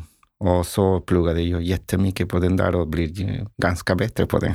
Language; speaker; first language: Swedish; non-native, learner; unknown